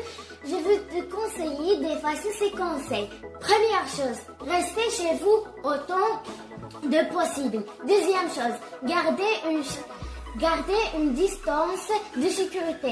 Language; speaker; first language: French; non-native, learner; Arabic